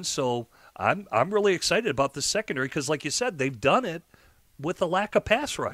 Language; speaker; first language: English; native; English